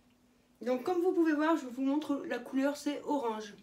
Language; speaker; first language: French; native; French